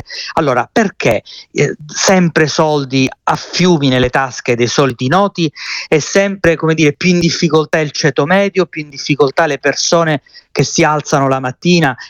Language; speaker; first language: Italian; native; Italian